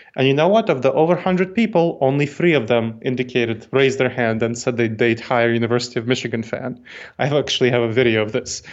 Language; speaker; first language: English; early bilingual, other home language; Russian